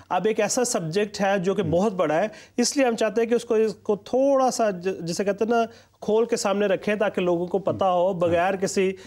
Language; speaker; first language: Urdu; non-native, local second language; Punjabi